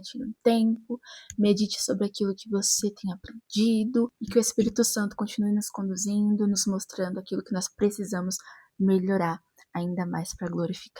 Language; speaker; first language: Portuguese; native; Portuguese